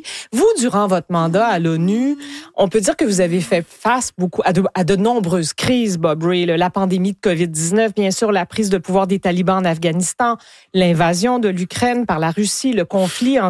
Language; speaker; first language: French; native; French